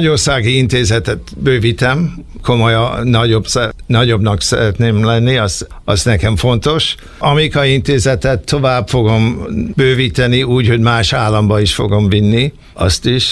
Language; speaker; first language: Hungarian; early bilingual, heritage; Hungarian